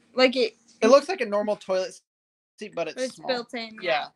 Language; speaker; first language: English; native; English